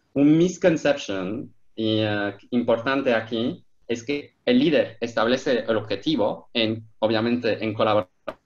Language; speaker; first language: Spanish; non-native, fluent; Turkish